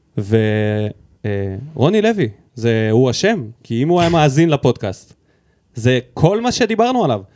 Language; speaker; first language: Hebrew; early bilingual, other home language; Russian